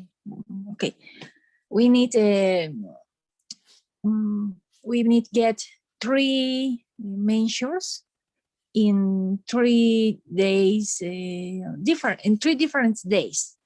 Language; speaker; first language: English; non-native, learner; Spanish